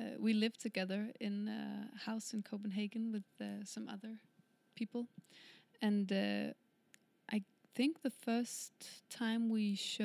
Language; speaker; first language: English; non-native, fluent; Danish